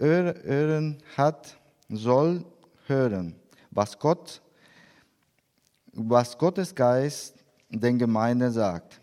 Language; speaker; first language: German; non-native, learner; Spanish